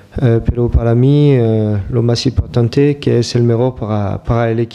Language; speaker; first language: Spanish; non-native, learner; French